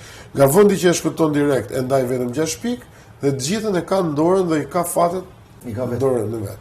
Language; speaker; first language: Albanian; native; Albanian